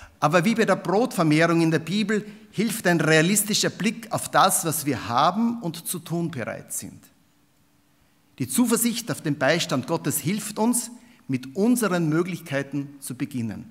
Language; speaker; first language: German; native; German